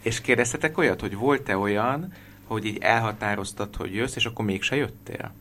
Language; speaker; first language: Hungarian; native; Hungarian